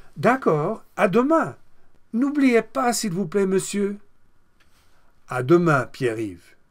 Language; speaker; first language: French; non-native, fluent; English